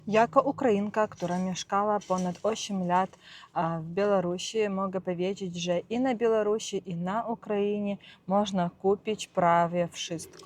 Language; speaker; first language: Polish; non-native, learner; Ukrainian